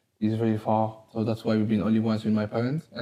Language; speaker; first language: English; non-native, learner; French